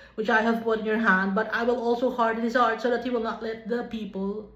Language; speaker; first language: English; non-native, local second language; Filipino